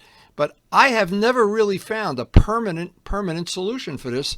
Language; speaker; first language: English; native; English